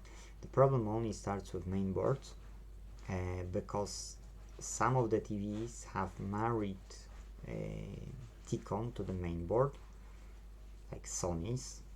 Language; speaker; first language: English; non-native, fluent; Polish